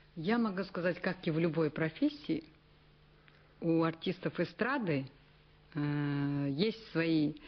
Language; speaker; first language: Russian; non-native, local second language; Kazakh